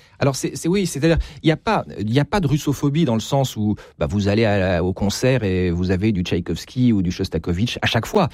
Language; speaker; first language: French; native; French